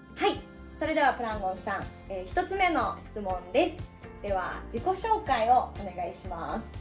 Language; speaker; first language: Japanese; native; Japanese